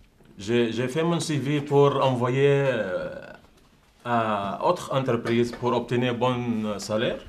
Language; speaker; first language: French; non-native, learner; Arabic